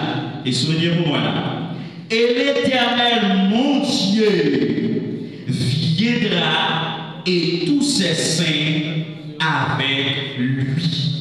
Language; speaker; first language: French; non-native, local second language; Haitian Creole